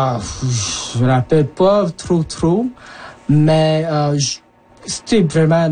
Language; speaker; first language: French; early bilingual, other home language; Japanese